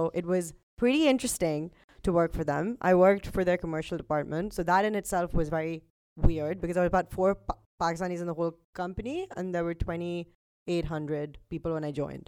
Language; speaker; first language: English; non-native, local second language; Urdu